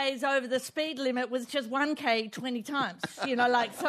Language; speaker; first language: English; native; English